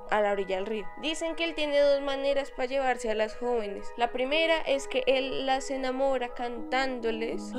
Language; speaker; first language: Spanish; native; Spanish